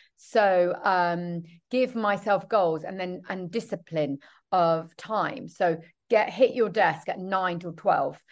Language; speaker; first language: English; native; English